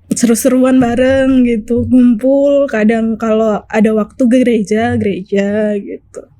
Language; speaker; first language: Indonesian; native; Indonesian